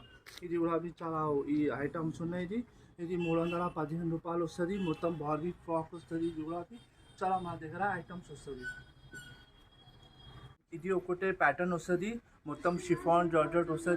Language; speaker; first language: Telugu; non-native, local second language; Hindi